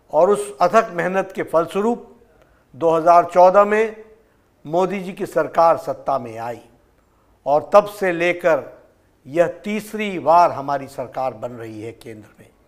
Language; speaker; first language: Hindi; native; Hindi